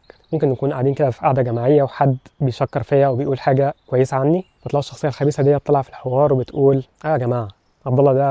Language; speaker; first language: Arabic; native; Arabic